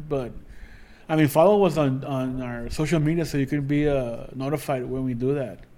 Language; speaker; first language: English; early bilingual, other home language; Spanish